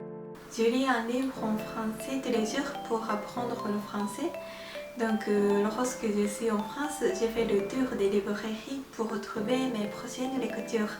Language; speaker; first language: French; non-native, fluent; Japanese